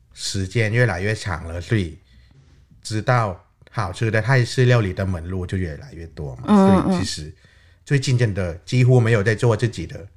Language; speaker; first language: Chinese; non-native, fluent; Thai